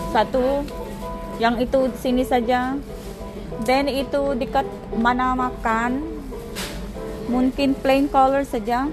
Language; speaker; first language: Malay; non-native, learner; Filipino